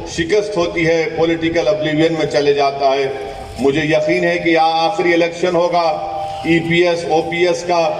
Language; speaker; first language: Urdu; native; Urdu